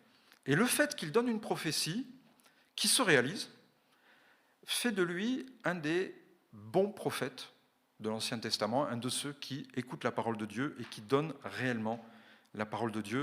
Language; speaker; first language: French; native; French